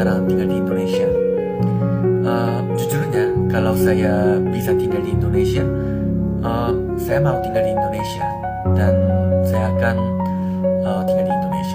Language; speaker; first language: Indonesian; non-native, learner; Korean